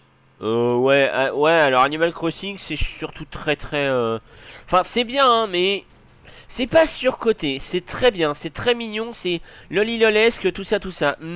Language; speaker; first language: French; native; French